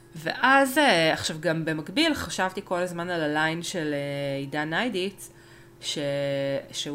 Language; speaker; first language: Hebrew; early bilingual, other home language; Spanish